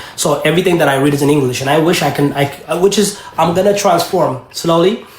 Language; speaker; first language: English; early bilingual, other home language; Amharic